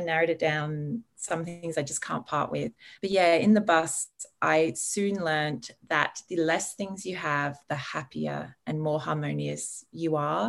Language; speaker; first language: English; native; English